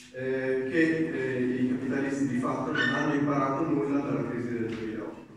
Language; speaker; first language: Italian; native; Italian